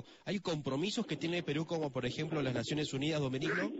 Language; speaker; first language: Spanish; native; Spanish